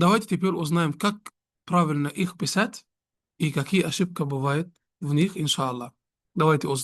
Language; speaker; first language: Russian; non-native, fluent; Arabic